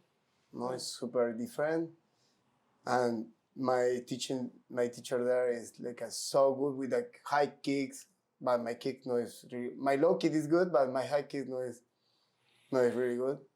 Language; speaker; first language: English; non-native, learner; Spanish